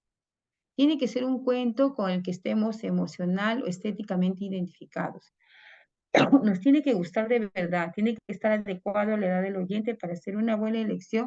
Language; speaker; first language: Spanish; native; Spanish